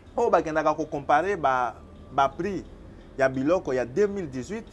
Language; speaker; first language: French; non-native, local second language; Lingala